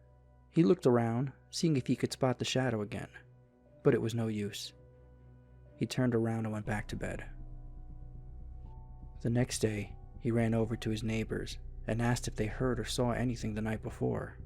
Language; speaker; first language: English; native; English